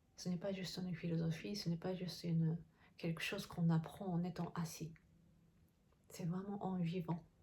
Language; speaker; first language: French; non-native, fluent; Japanese